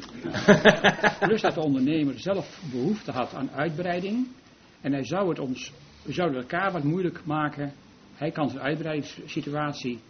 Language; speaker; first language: Dutch; native; Dutch